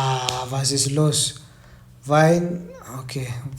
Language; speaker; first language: German; non-native, fluent; Tigrinya